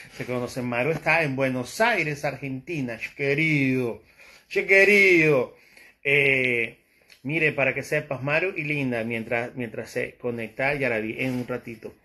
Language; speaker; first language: Spanish; native; Spanish